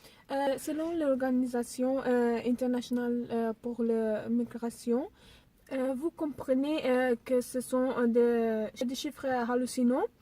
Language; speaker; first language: French; non-native, learner; Dutch